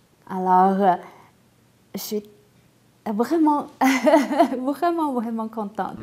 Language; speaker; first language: French; non-native, learner; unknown